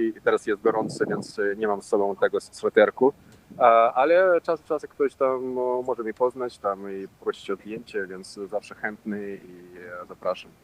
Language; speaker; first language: Polish; non-native, local second language; Russian